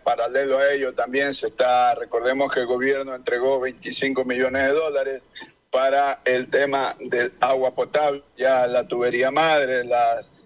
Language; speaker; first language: Spanish; native; Spanish